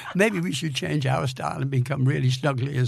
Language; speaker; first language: English; native; English